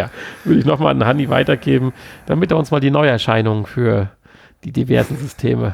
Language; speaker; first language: German; native; German